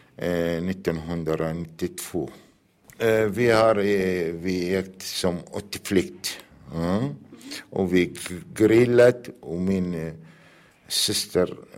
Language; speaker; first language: Swedish; non-native, learner; Arabic